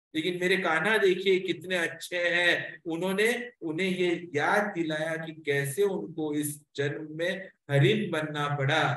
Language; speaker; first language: Hindi; non-native, local second language; Marathi